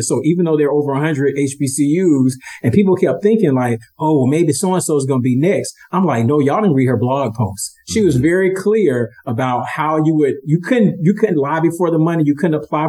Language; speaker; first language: English; native; English